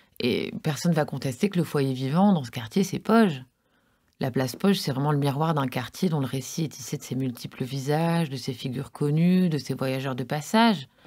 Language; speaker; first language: French; native; French